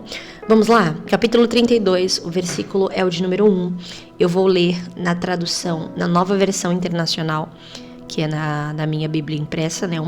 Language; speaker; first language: Portuguese; native; Portuguese